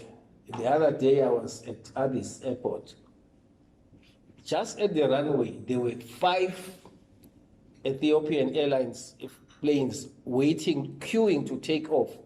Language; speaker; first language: English; non-native, local second language; Swati